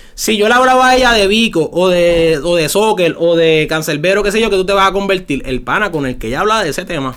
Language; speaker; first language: Spanish; native; Spanish